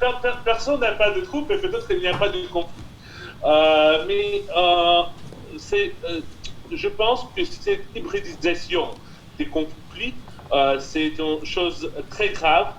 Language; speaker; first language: French; non-native, fluent; Russian